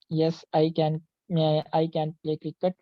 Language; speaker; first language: English; non-native, learner; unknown